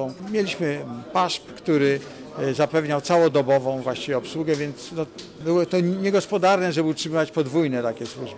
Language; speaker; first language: Polish; native; Polish